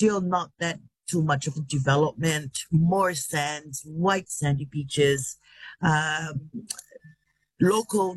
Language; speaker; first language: English; non-native, fluent; Tongan